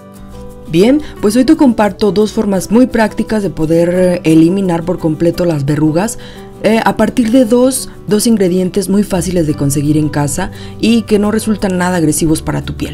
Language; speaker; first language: Spanish; native; Spanish